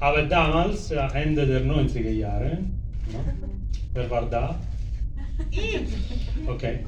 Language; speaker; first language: German; non-native, fluent; Italian